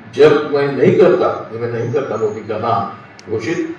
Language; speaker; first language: Hindi; non-native, local second language; Marathi